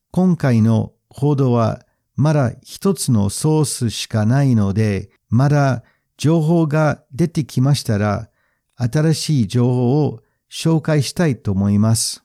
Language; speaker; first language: Japanese; non-native, fluent; English